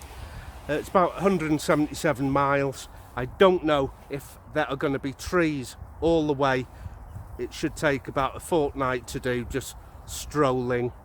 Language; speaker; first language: English; native; English